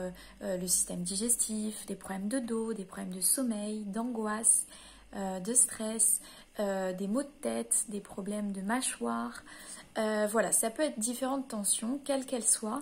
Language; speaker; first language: French; native; French